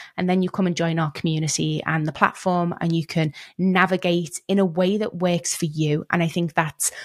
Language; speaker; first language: English; native; English